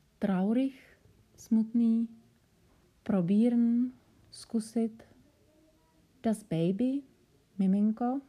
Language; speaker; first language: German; non-native, fluent; Czech